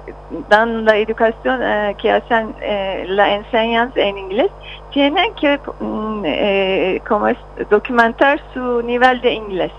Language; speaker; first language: Spanish; non-native, fluent; Turkish